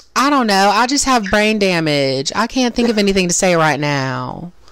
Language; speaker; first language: English; native; English